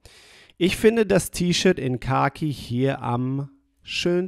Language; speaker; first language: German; non-native, fluent; English